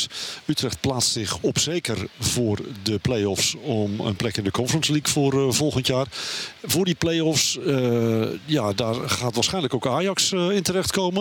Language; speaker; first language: Dutch; native; Dutch